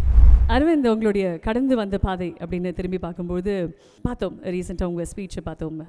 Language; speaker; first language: Tamil; native; Tamil